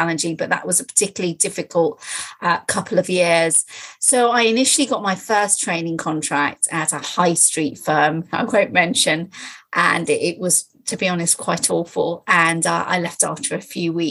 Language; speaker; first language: English; native; English